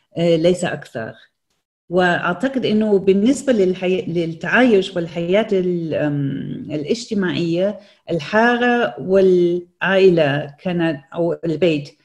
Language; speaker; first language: Arabic; non-native, fluent; German